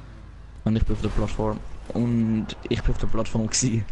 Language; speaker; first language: German; native; German